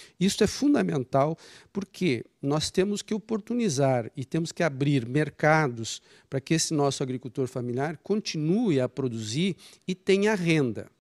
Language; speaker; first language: Portuguese; native; Portuguese